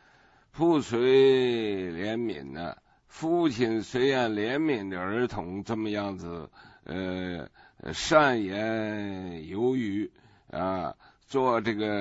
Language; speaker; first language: Chinese; native; Chinese